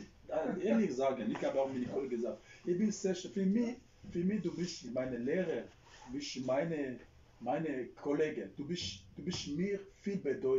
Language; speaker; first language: German; non-native, learner; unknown